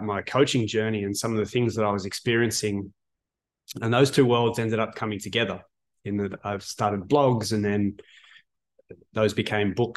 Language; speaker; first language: English; native; English